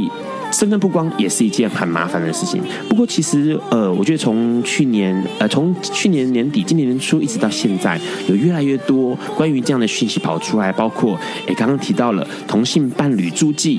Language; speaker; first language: Chinese; native; Chinese